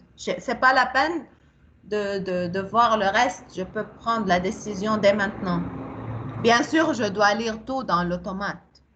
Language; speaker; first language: French; non-native, local second language; Arabic